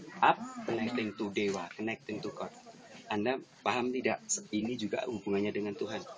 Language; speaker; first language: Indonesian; native; Indonesian